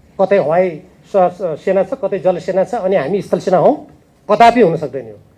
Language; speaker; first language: Nepali; native; Nepali